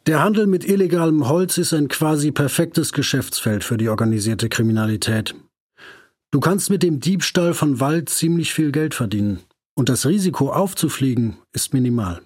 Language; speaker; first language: German; native; German